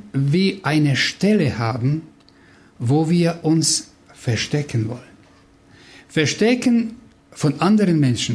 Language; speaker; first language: German; non-native, fluent; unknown